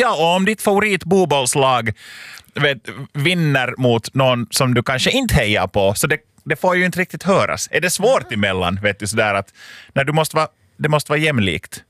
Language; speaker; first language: Swedish; native; Swedish